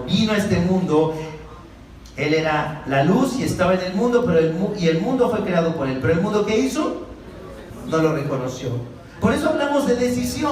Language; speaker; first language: Spanish; native; Spanish